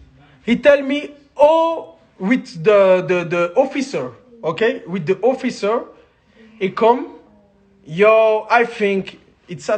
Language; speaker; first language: English; non-native, learner; French